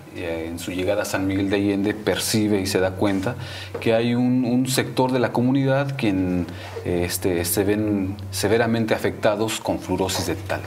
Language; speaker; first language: Spanish; native; Spanish